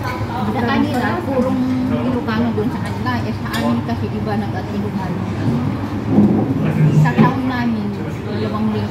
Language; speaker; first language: Filipino; non-native, local second language; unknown